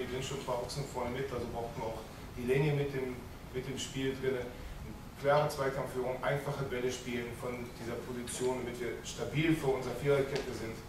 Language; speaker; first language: German; native; German